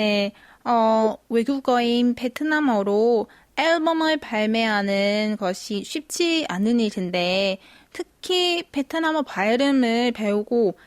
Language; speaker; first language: Korean; non-native, fluent; Vietnamese